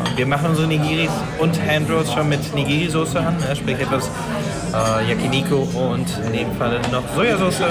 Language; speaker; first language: German; native; German